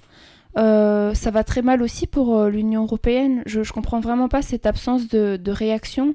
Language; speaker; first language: French; early bilingual, other home language; Kurdish